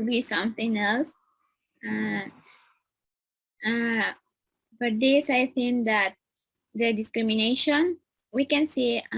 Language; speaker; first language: English; non-native, learner; Spanish